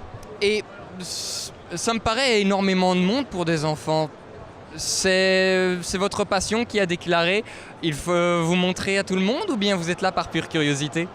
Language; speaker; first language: French; native; French